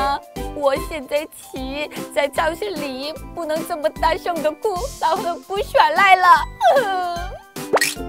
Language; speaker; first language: Chinese; non-native, fluent; Korean